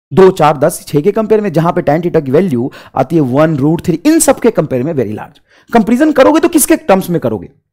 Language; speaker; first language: Hindi; native; Hindi